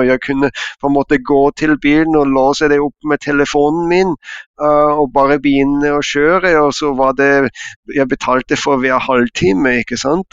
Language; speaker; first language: Norwegian; non-native, fluent; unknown